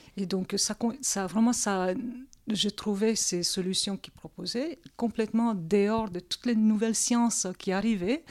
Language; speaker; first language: French; early bilingual, other home language; Korean